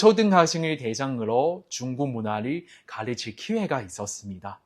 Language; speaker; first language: Korean; non-native, fluent; Chinese